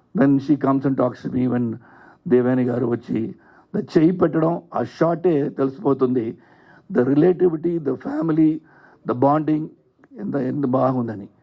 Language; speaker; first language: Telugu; non-native, learner; Tamil